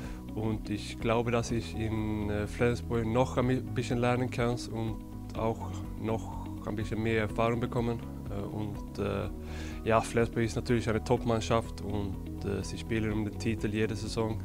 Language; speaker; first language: German; non-native, fluent; Swedish